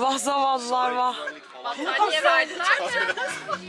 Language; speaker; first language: Turkish; native; Turkish